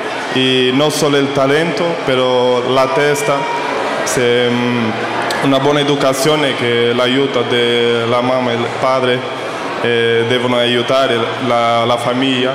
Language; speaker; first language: Italian; non-native, learner; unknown